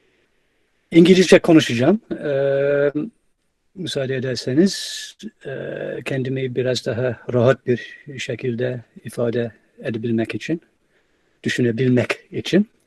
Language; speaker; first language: Turkish; non-native, fluent; English